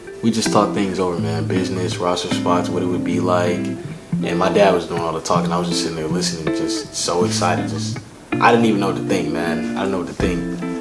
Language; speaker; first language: English; native; English